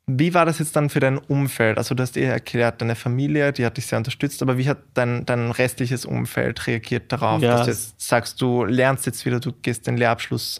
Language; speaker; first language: German; native; German